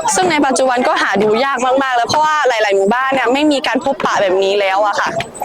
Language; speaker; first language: Thai; non-native, local second language; Lahu